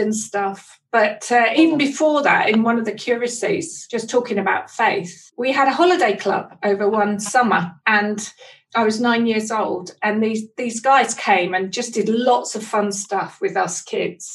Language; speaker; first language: English; native; English